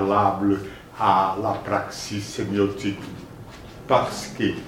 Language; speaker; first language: French; non-native, fluent; Spanish